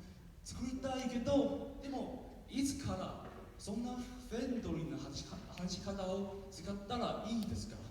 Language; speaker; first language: Japanese; non-native, learner; Min Nan Chinese